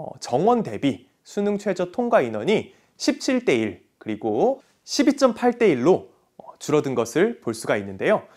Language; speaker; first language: Korean; native; Korean